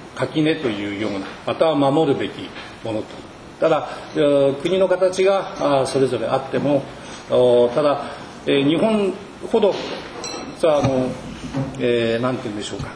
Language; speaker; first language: Japanese; native; Japanese